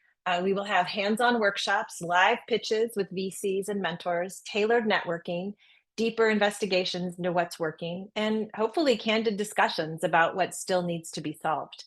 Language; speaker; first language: English; native; English